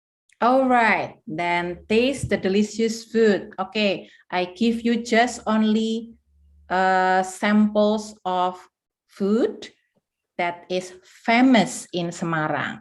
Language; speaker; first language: English; non-native, fluent; Indonesian